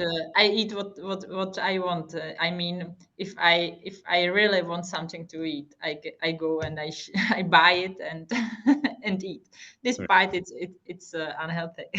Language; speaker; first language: English; non-native, fluent; Hungarian